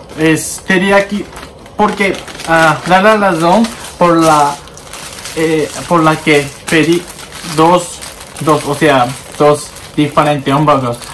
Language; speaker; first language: Spanish; non-native, learner; Japanese